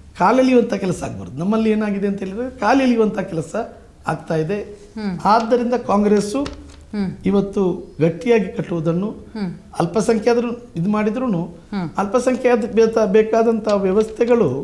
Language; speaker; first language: Kannada; non-native, local second language; Tulu